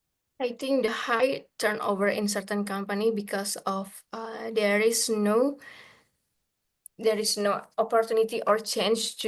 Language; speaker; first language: English; non-native, learner; Indonesian